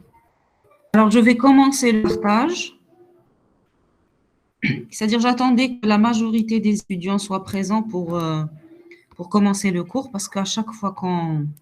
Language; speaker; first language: French; non-native, local second language; Arabic